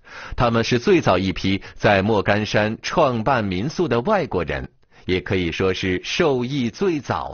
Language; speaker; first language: Chinese; native; Chinese